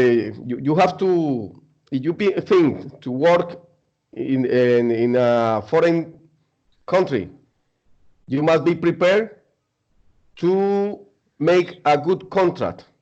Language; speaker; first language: English; non-native, learner; Spanish